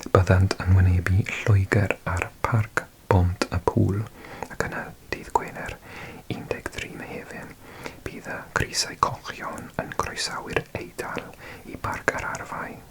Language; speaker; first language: Welsh; non-native, learner; English